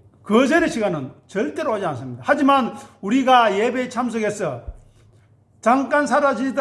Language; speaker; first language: Korean; native; Korean